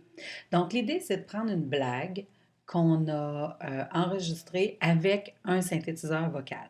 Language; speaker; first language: French; native; French